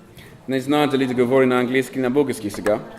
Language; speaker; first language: Bulgarian; non-native, learner; English